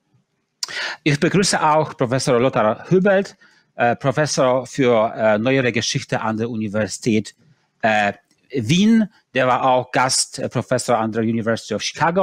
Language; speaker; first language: German; non-native, fluent; Polish